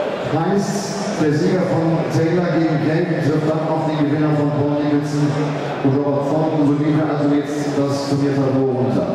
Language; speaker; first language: German; native; German